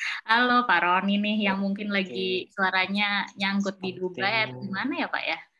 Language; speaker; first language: Indonesian; native; Indonesian